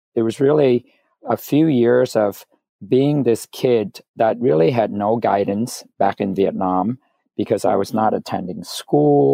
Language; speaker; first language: English; non-native, fluent; Vietnamese